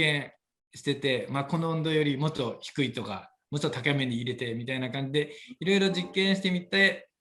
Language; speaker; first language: Japanese; native; Japanese